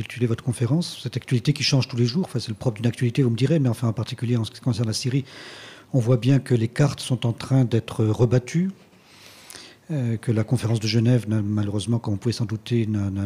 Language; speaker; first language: French; native; French